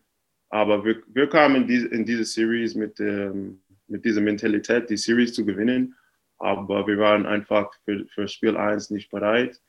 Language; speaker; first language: German; non-native, fluent; English